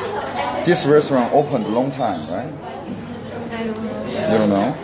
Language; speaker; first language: English; non-native, learner; Korean